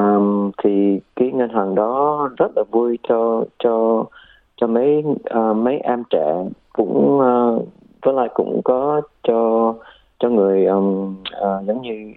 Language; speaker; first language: Vietnamese; early bilingual, heritage; Vietnamese